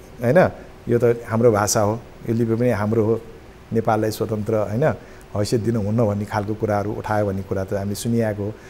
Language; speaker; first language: Nepali; non-native, local second language; Newari